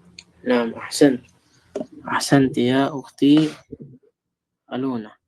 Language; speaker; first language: Arabic; non-native, fluent; Filipino